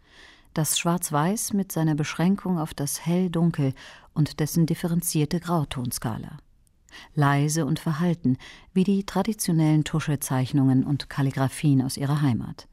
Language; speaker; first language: German; native; German